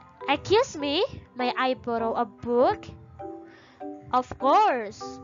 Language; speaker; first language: English; non-native, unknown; Indonesian